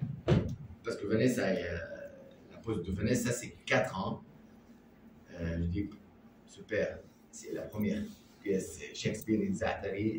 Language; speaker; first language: French; non-native, learner; Arabic